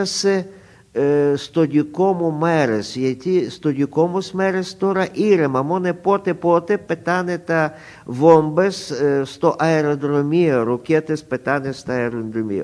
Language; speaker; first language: Greek; non-native, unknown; Russian